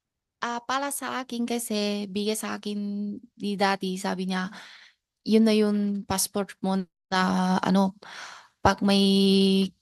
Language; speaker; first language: Filipino; non-native, learner; Chinese